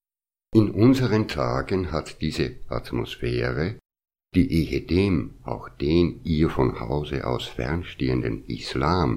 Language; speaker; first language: German; native; German